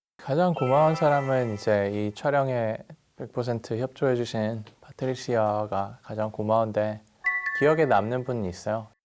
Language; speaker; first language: Korean; native; Korean